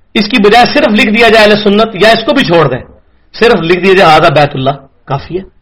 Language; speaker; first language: Urdu; non-native, local second language; Punjabi